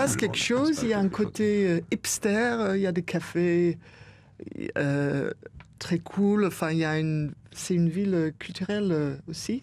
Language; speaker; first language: French; non-native, fluent; English